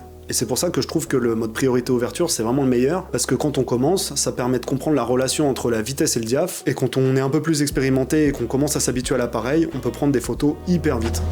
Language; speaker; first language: French; native; French